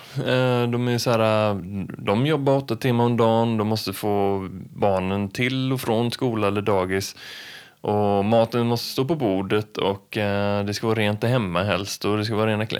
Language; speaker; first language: Swedish; native; Swedish